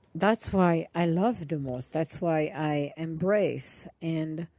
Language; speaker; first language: English; non-native, fluent; Italian